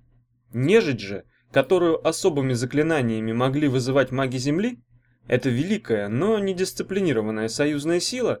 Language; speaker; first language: Russian; native; Russian